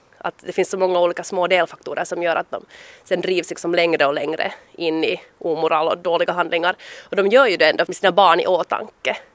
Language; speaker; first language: Swedish; native; Swedish